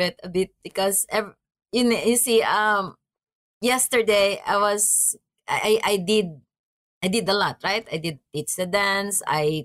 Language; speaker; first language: English; non-native, local second language; Maranao